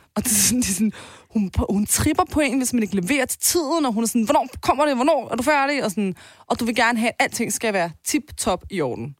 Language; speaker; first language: Danish; early bilingual, other home language; Turkish